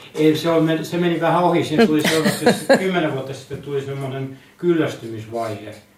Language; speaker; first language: Finnish; native; Finnish